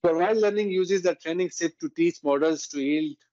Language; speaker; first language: English; non-native, local second language; Urdu